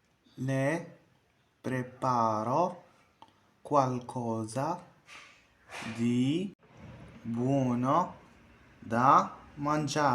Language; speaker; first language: Italian; non-native, fluent; Arabic